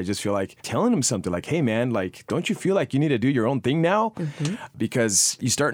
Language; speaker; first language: English; native; English